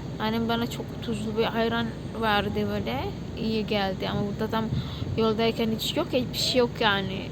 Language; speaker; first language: Turkish; non-native, learner; Indonesian